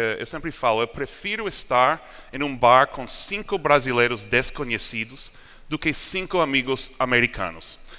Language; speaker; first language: Portuguese; non-native, fluent; English